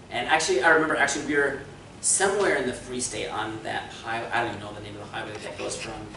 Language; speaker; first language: English; native; English